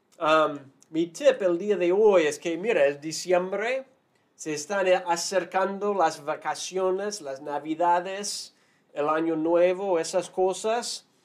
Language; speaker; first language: Spanish; non-native, fluent; English